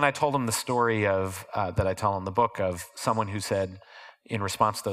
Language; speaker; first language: English; native; English